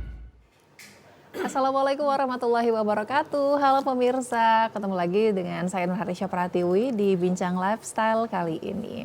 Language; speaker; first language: Indonesian; native; Indonesian